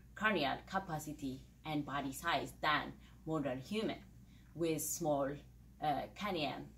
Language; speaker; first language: English; non-native, fluent; Amharic